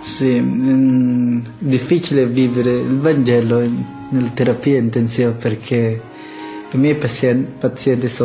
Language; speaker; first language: Italian; non-native, learner; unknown